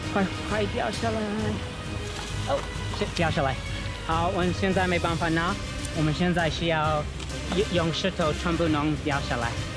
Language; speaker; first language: Chinese; non-native, learner; English